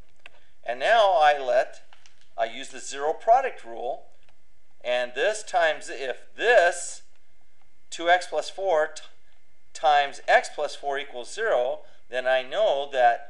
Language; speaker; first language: English; native; English